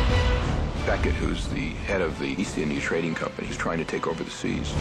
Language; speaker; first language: English; native; English